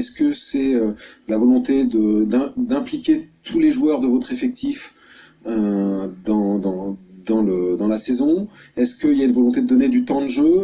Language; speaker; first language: French; native; French